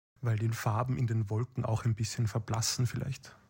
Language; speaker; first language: German; native; German